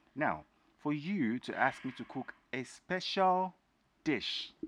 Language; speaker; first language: English; non-native, local second language; Yoruba